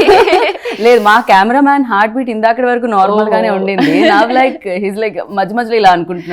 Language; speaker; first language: Telugu; native; Telugu